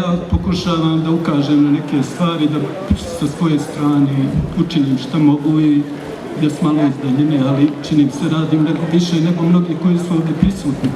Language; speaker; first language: Bosnian; native; Bosnian